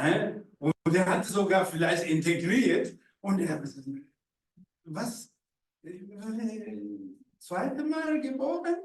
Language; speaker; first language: German; non-native, fluent; Rundi